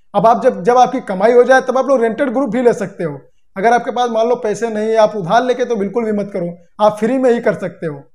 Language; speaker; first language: Hindi; native; Hindi